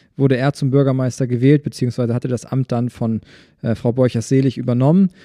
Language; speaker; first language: German; native; German